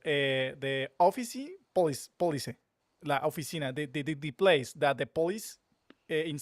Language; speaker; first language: English; non-native, learner; Spanish